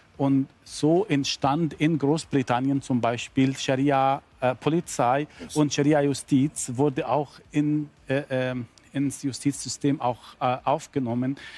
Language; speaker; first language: German; non-native, fluent; Arabic